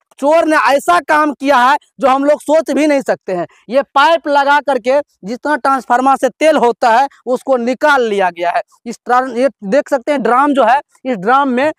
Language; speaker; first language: Hindi; native; Hindi